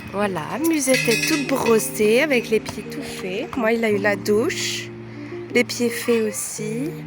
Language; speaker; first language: French; native; French